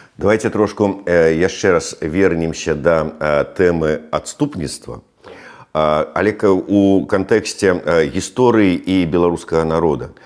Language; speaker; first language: Belarusian; native; Belarusian